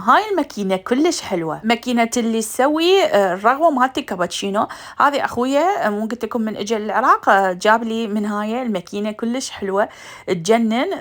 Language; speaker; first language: Arabic; native; Arabic